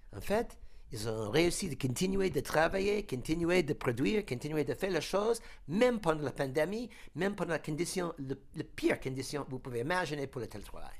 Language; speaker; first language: French; non-native, fluent; English